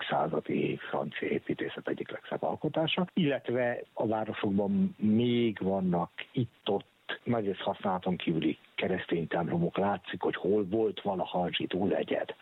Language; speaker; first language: Hungarian; native; Hungarian